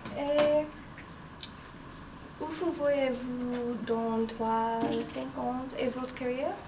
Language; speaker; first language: French; non-native, learner; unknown